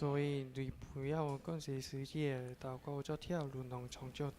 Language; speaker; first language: Chinese; non-native, learner; Korean